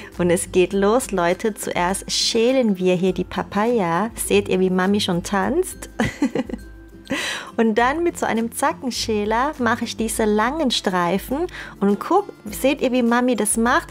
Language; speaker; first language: German; early bilingual, other home language; Thai